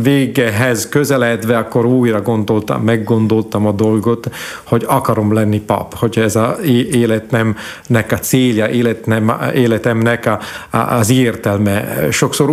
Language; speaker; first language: Hungarian; non-native, fluent; Italian